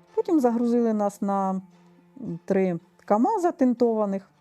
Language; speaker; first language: Ukrainian; native; Ukrainian